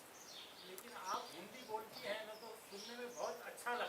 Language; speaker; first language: Hindi; non-native, local second language; Marathi